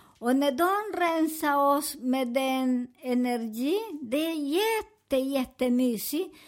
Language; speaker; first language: Swedish; non-native, learner; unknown